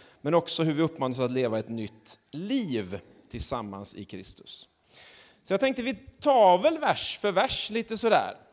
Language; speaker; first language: Swedish; native; Swedish